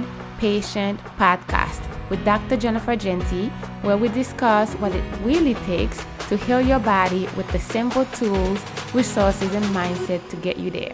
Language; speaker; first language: English; non-native, fluent; Haitian Creole